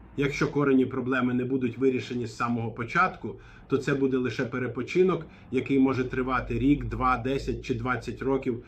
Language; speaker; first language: Ukrainian; non-native, fluent; Arabic